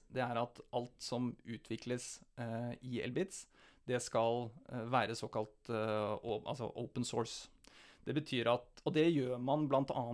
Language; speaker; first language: Norwegian; native; Norwegian